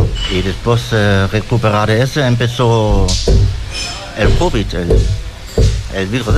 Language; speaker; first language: Spanish; non-native, learner; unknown